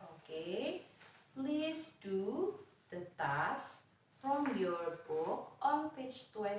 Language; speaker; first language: English; non-native, fluent; Indonesian